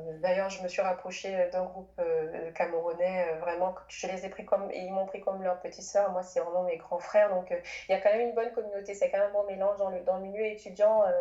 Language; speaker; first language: French; native; French